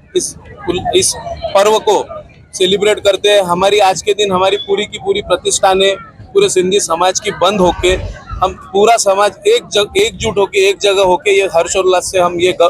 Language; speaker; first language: Hindi; non-native, local second language; Sindhi